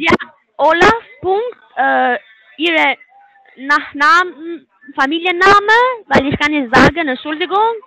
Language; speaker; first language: German; non-native, learner; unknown